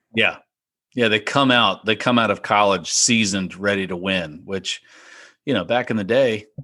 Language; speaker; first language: English; native; English